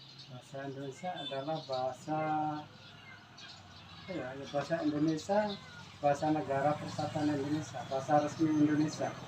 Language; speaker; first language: Indonesian; non-native, local second language; Javanese